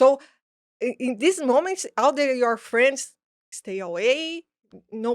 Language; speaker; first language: English; non-native, learner; Portuguese